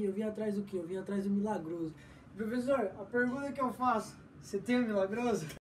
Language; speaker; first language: Portuguese; native; Portuguese